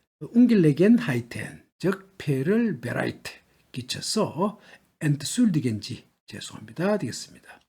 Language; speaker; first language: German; non-native, learner; Korean